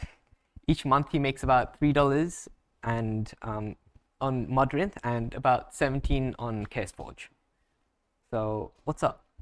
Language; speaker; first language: English; native; English